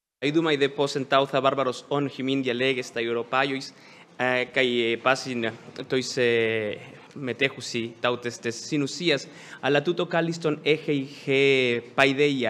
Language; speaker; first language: Greek; non-native, fluent; Spanish